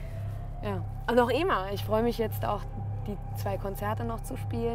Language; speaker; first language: German; native; German